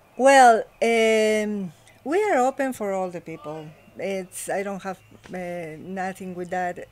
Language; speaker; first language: English; non-native, learner; Spanish